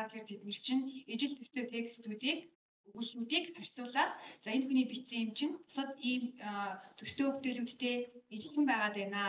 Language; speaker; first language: Mongolian; native; Mongolian